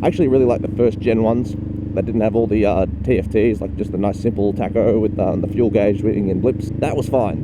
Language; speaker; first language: English; native; English